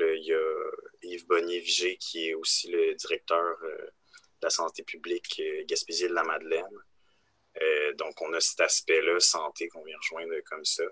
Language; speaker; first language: French; native; French